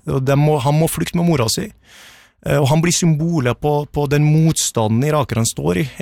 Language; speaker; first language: Norwegian; early bilingual, other home language; Arabic